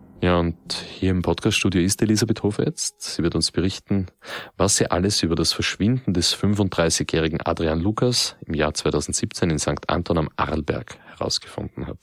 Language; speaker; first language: German; native; German